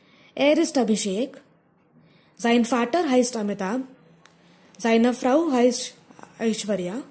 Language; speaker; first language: German; non-native, fluent; Marathi